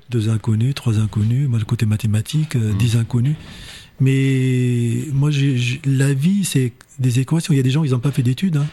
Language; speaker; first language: French; non-native, local second language; Arabic